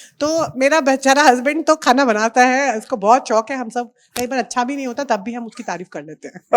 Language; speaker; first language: Hindi; native; Hindi